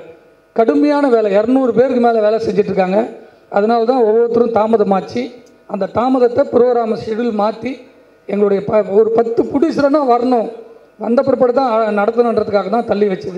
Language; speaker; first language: Tamil; native; Tamil